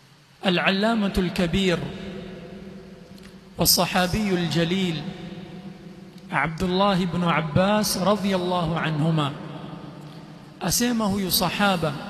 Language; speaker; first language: Arabic; non-native, fluent; Swahili